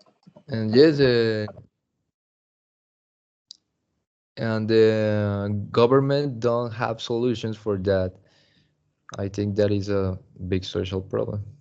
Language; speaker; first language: English; non-native, learner; Spanish